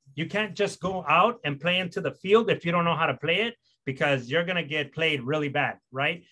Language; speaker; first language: English; early bilingual, other home language; Spanish